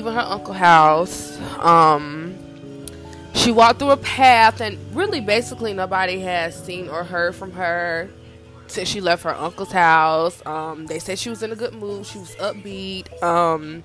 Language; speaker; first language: English; native; English